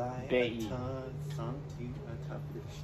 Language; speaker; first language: Hebrew; non-native, learner; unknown